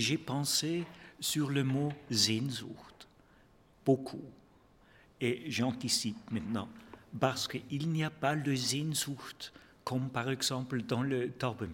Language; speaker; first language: French; non-native, fluent; German